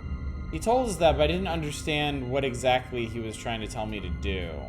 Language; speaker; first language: English; native; English